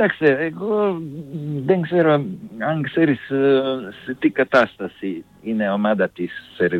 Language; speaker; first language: Greek; non-native, fluent; Serbian